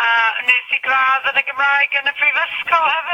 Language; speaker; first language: Welsh; non-native, local second language; English